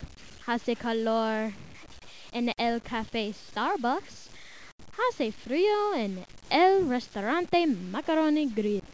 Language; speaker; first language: Spanish; non-native, learner; English